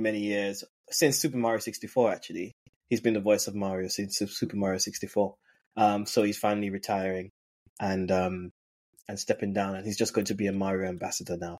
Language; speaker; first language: English; native; English